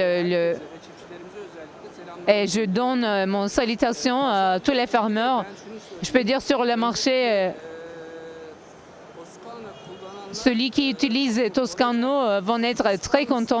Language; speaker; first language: French; non-native, learner; Turkish